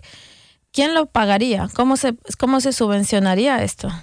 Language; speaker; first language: Spanish; native; Spanish